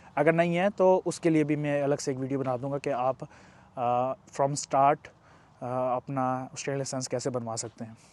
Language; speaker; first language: Urdu; non-native, local second language; Punjabi